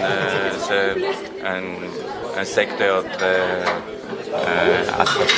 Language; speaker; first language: French; non-native, learner; German